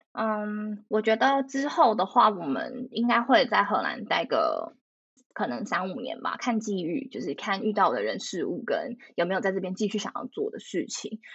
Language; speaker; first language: Chinese; native; Chinese